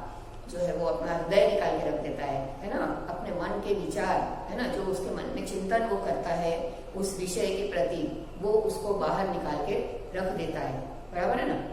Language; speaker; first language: Hindi; non-native, local second language; Gujarati